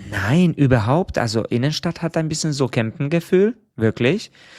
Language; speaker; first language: German; non-native, fluent; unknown